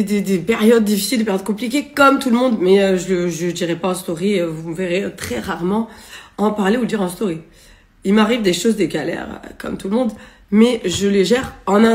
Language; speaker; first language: French; native; French